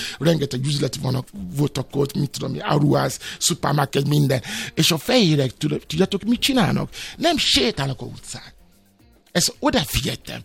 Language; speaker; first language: Hungarian; non-native, fluent; Yoruba